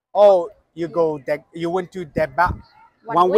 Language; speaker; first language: English; non-native, learner; Chinese